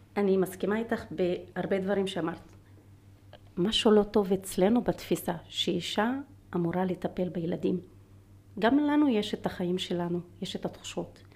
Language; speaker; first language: Hebrew; non-native, local second language; Arabic